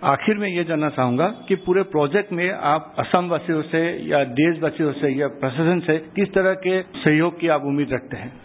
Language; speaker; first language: Hindi; non-native, local second language; Assamese